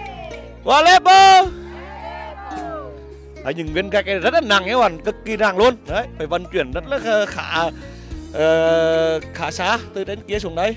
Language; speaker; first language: Vietnamese; native; Vietnamese